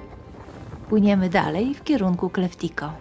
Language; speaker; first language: Polish; native; Polish